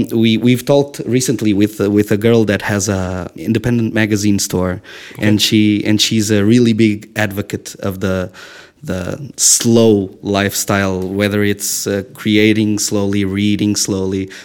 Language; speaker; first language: English; non-native, fluent; Portuguese